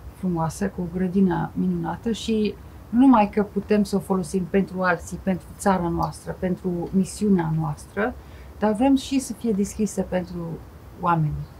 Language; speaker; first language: Romanian; non-native, fluent; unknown